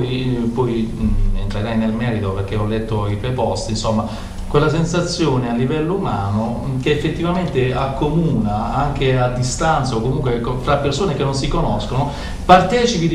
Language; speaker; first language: Italian; native; Italian